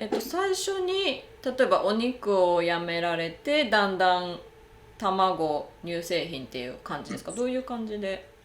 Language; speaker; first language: Japanese; native; Japanese